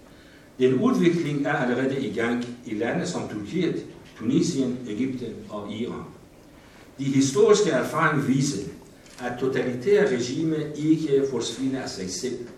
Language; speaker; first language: Danish; non-native, fluent; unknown